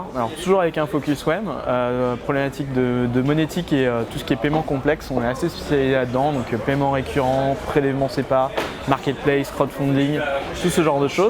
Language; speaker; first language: French; native; French